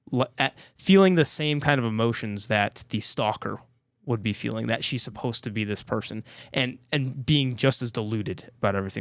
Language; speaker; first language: English; native; English